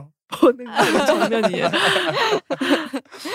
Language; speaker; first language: Korean; non-native, fluent; Chinese